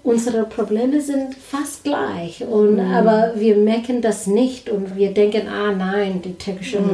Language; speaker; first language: German; non-native, learner; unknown